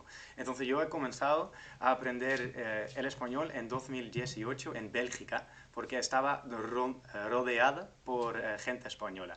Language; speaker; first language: Spanish; non-native, fluent; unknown